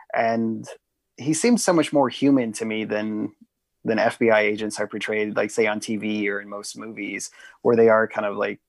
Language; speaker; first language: English; native; English